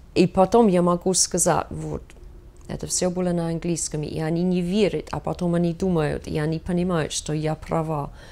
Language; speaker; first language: Russian; non-native, fluent; English